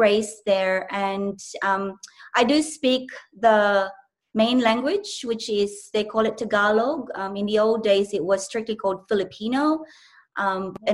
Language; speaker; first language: English; non-native, local second language; Cebuano